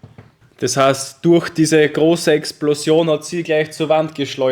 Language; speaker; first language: German; native; German